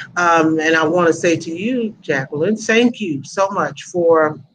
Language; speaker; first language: English; native; English